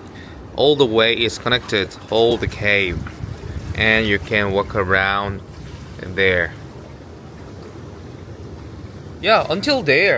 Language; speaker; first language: English; non-native, learner; Korean